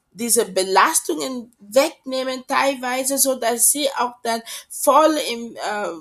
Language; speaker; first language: German; non-native, fluent; French